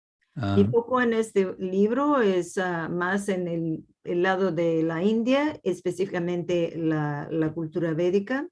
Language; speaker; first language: Spanish; non-native, fluent; Portuguese